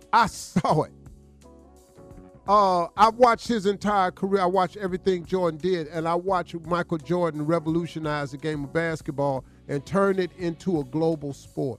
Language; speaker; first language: English; native; English